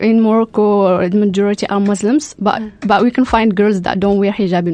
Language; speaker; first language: English; non-native, fluent; Arabic